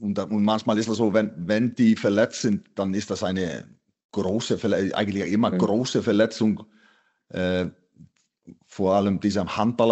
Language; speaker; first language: German; non-native, fluent; Icelandic